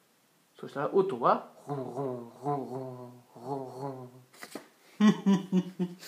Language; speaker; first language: Japanese; non-native, fluent; French